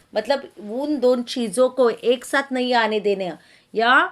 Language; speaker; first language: Hindi; non-native, local second language; Marathi